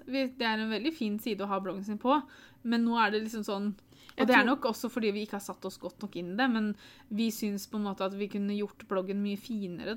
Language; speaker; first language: Norwegian; native; Norwegian